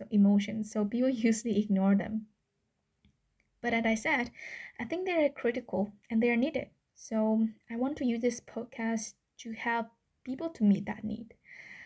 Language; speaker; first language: English; non-native, fluent; Vietnamese